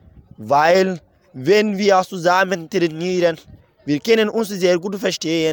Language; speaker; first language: German; non-native, learner; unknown